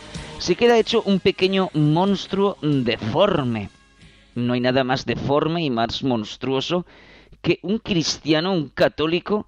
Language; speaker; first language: Spanish; native; Spanish